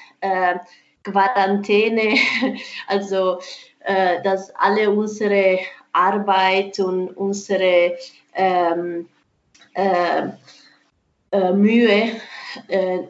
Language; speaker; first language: German; non-native, fluent; Italian